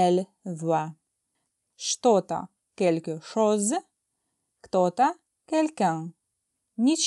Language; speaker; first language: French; non-native, fluent; Russian